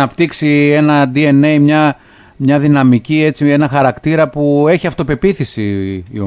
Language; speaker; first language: Greek; native; Greek